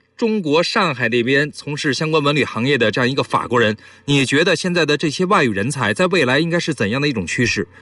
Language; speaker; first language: Chinese; native; Chinese